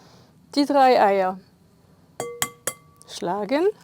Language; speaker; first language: German; non-native, fluent; French